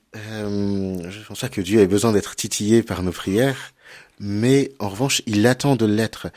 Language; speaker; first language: French; native; French